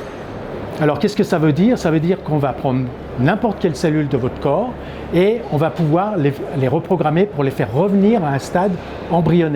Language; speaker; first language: French; native; French